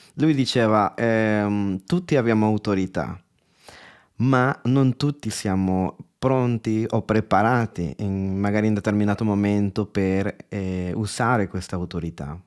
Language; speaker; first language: Italian; non-native, fluent; Spanish